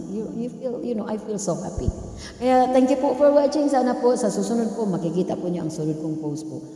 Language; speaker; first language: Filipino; non-native, local second language; Cebuano